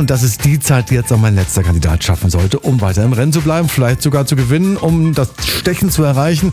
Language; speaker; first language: German; native; German